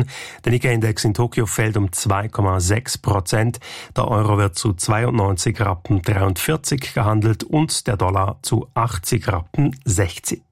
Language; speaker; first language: German; native; German